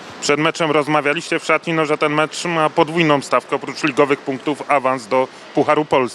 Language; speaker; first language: Polish; native; Polish